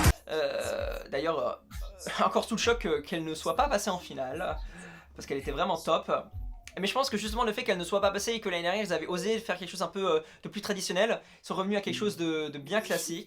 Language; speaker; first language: French; native; French